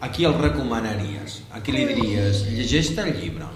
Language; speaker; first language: Catalan; native; Catalan